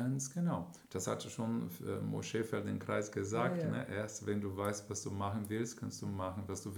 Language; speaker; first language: German; non-native, fluent; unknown